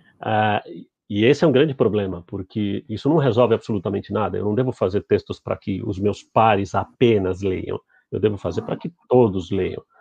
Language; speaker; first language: Portuguese; early bilingual, other home language; Spanish